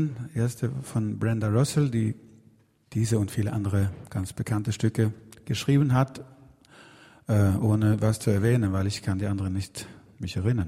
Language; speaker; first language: German; non-native, learner; Swedish